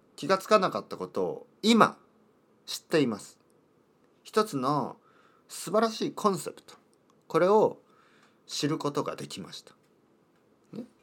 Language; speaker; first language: Japanese; native; Japanese